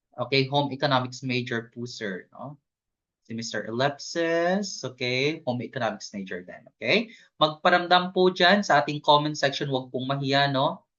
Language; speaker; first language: Filipino; non-native, local second language; Hiligaynon